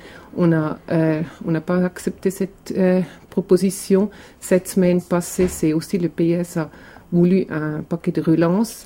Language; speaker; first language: French; non-native, local second language; German